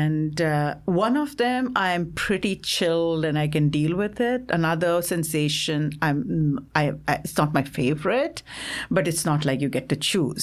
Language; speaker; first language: English; non-native, local second language; Assamese